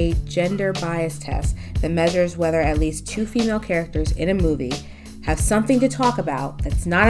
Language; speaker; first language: English; native; English